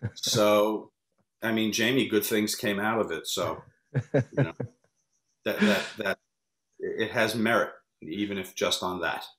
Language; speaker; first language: English; native; English